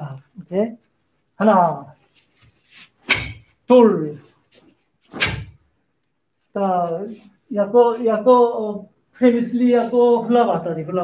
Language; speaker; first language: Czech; non-native, learner; Korean